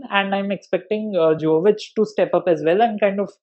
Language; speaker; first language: English; non-native, local second language; Hindi